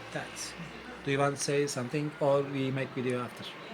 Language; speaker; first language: English; non-native, learner; Turkish